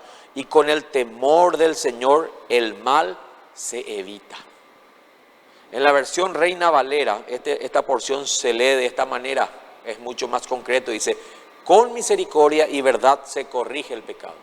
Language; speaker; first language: Spanish; native; Spanish